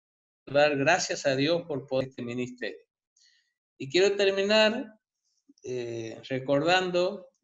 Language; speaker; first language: Spanish; native; Spanish